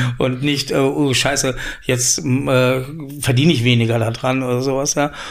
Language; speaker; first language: German; native; German